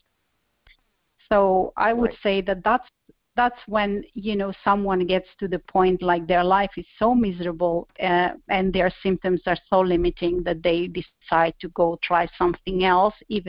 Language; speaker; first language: English; non-native, fluent; Spanish